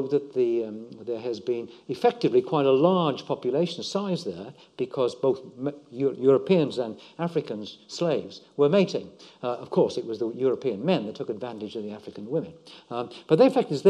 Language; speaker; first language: English; native; English